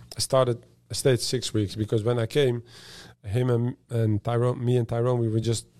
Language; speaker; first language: English; non-native, fluent; Dutch